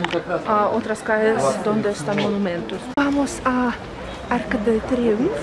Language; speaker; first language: Spanish; non-native, learner; Russian